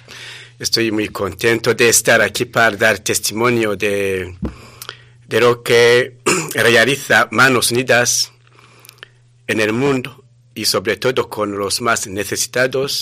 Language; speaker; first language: Spanish; non-native, fluent; Rundi